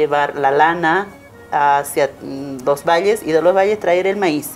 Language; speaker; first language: Spanish; non-native, local second language; Aymara